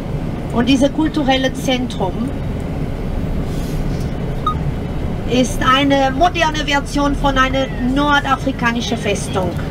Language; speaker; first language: German; non-native, fluent; Portuguese